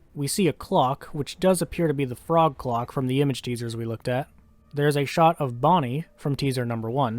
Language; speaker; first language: English; native; English